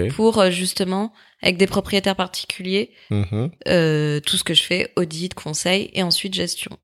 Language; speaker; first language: French; native; French